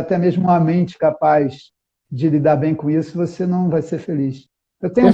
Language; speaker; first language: Portuguese; native; Portuguese